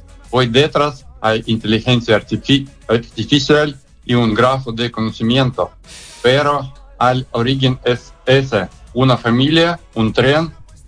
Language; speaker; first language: Spanish; non-native, fluent; Russian